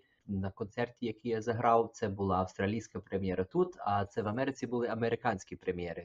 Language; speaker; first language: Ukrainian; early bilingual, heritage; Ukrainian